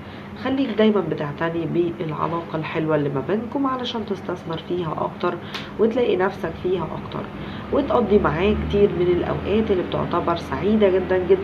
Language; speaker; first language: Arabic; native; Arabic